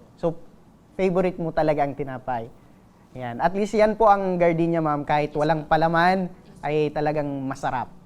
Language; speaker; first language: Filipino; non-native, local second language; Bikol